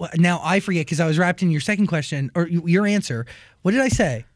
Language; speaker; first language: English; native; English